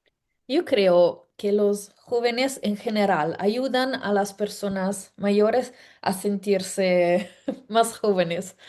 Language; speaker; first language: Spanish; non-native, fluent; Italian